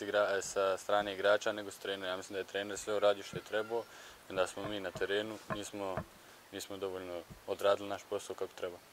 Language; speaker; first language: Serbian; early bilingual, heritage; Bosnian